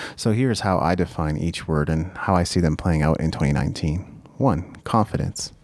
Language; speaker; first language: English; early bilingual, other home language; Japanese